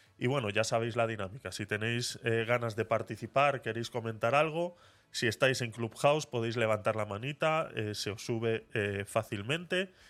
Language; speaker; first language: Spanish; native; Spanish